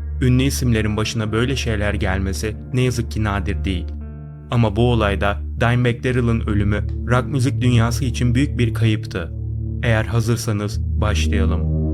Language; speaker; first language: Turkish; native; Turkish